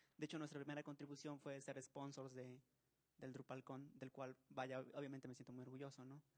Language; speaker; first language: Spanish; native; Spanish